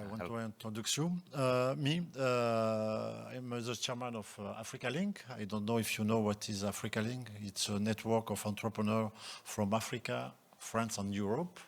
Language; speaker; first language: English; non-native, local second language; French